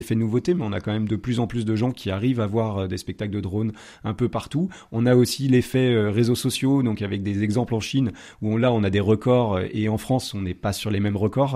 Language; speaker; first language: French; native; French